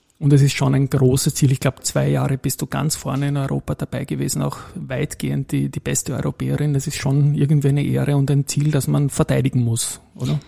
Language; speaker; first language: German; native; German